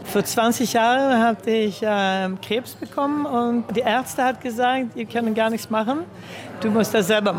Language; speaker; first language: German; early bilingual, heritage; German